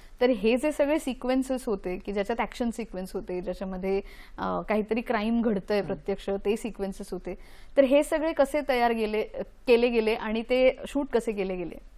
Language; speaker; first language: Marathi; native; Marathi